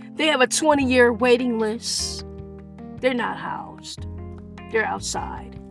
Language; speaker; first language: English; early bilingual, other home language; Yoruba